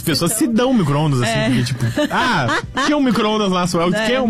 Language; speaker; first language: Portuguese; native; Portuguese